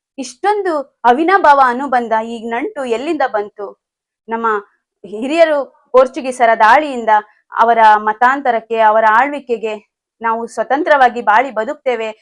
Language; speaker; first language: Kannada; non-native, local second language; Konkani